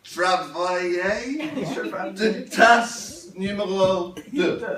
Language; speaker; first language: French; non-native, learner; English